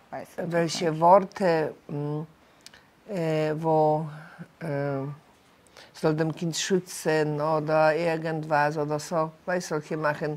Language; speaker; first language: German; non-native, learner; Polish